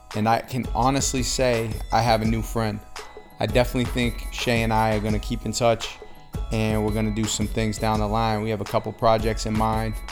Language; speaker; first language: English; native; English